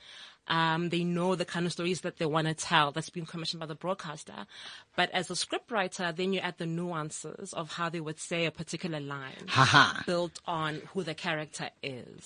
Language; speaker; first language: English; non-native, local second language; Tswana